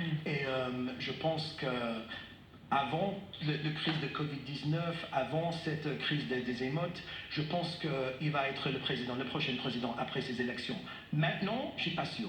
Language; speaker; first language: French; non-native, fluent; English